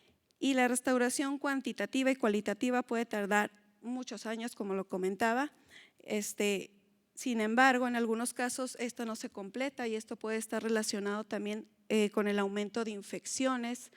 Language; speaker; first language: Spanish; native; Spanish